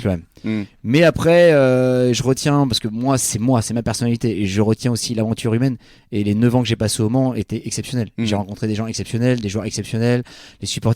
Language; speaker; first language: French; native; French